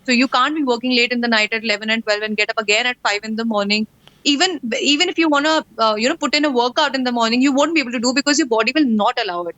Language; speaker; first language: English; non-native, local second language; Hindi